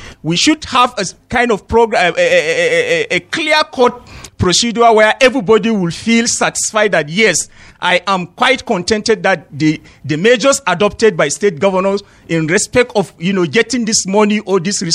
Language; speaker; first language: English; non-native, local second language; Hausa